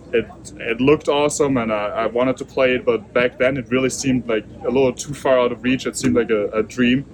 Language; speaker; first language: English; non-native, fluent; German